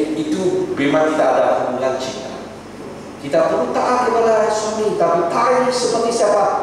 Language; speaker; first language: Malay; non-native, local second language; Chinese